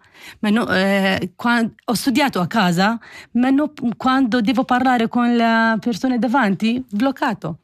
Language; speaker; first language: Italian; non-native, learner; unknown